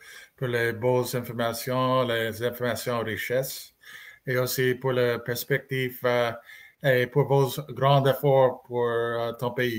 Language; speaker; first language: French; non-native, learner; English